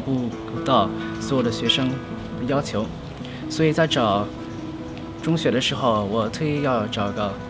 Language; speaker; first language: Chinese; early bilingual, other home language; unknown